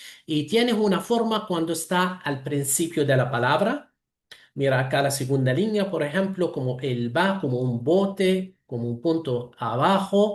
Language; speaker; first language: Spanish; non-native, fluent; Arabic